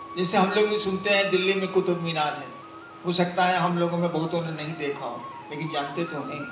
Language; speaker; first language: Hindi; native; Hindi